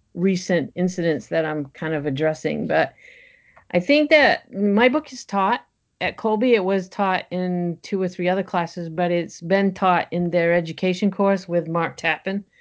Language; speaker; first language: English; early bilingual, other home language; French